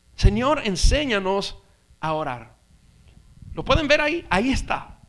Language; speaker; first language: Spanish; native; Spanish